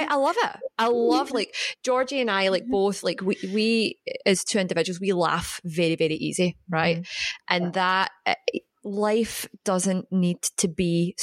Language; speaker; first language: English; native; English